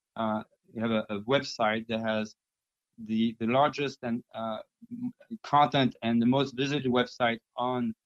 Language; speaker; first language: English; non-native, fluent; French